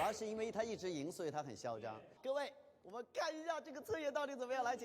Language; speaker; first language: Chinese; native; Chinese